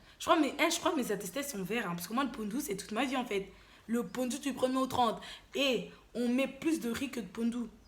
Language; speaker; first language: French; early bilingual, other home language; Lingala